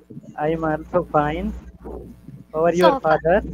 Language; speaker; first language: English; non-native, learner; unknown